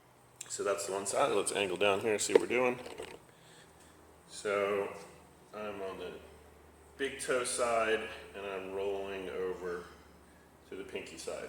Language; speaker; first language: English; native; English